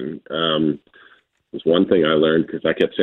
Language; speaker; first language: English; native; English